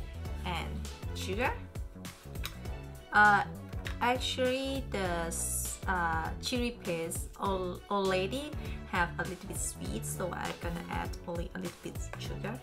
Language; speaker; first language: English; non-native, learner; Thai